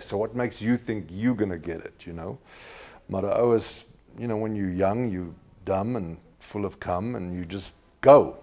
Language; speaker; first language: English; non-native, local second language; Afrikaans